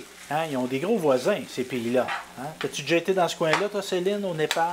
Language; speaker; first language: French; native; French